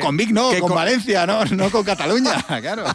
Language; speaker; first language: Spanish; native; Spanish